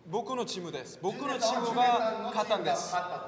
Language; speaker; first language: Japanese; non-native, learner; Korean